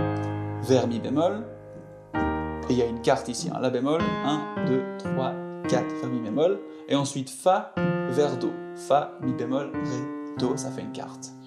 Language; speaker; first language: French; native; French